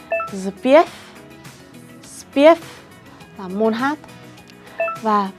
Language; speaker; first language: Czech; non-native, fluent; Vietnamese